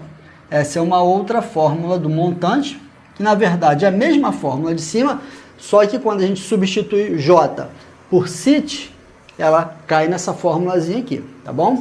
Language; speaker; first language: Portuguese; native; Portuguese